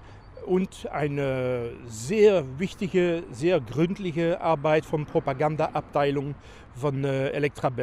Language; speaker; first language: German; non-native, fluent; French